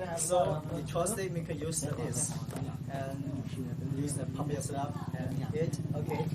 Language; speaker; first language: English; non-native, learner; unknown